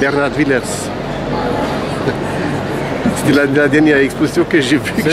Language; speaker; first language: French; non-native, local second language; Dutch